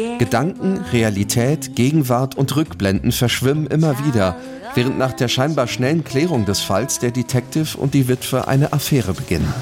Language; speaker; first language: German; native; German